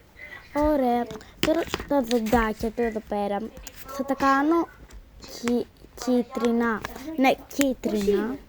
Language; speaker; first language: Greek; native; Greek